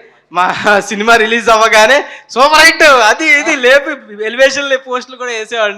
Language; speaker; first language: Telugu; native; Telugu